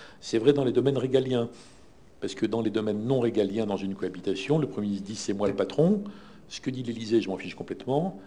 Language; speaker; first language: French; native; French